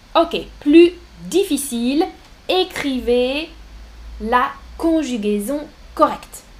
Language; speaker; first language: French; native; French